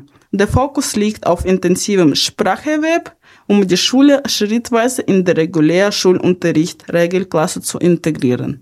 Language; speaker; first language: German; early bilingual, other home language; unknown